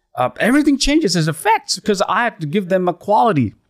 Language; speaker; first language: English; non-native, local second language; Punjabi